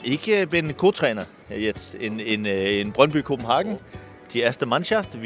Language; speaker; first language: German; non-native, fluent; Danish